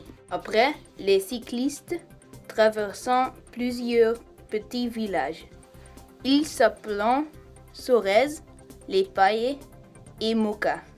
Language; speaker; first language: French; non-native, learner; Dutch